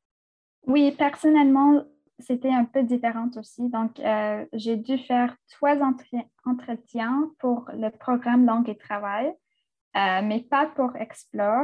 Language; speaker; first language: French; non-native, fluent; English